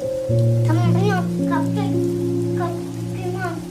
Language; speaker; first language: Turkish; early bilingual, heritage; Turkish